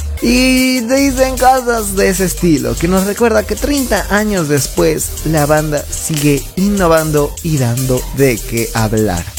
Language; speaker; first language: Spanish; native; Spanish